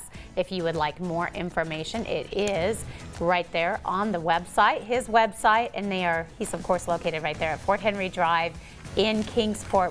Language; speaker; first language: English; native; English